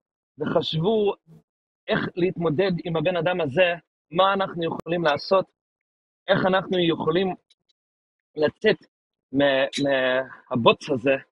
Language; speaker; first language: Hebrew; non-native, fluent; English